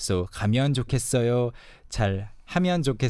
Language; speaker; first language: Korean; native; Korean